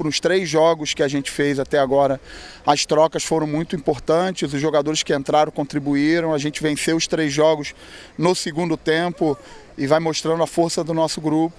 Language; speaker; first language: Portuguese; native; Portuguese